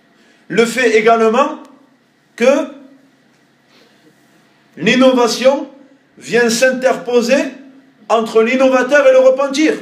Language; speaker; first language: French; native; French